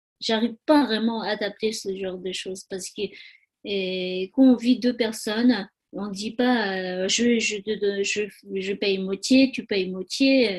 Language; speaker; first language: French; non-native, learner; Tibetan